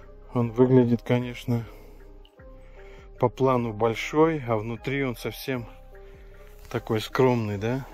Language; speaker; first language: Russian; native; Russian